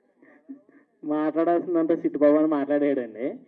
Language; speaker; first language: Telugu; native; Telugu